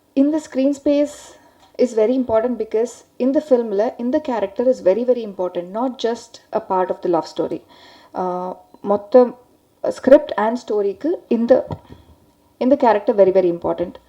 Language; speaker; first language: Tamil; non-native, learner; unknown